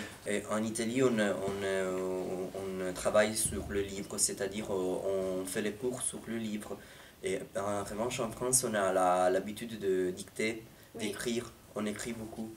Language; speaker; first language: French; non-native, fluent; Italian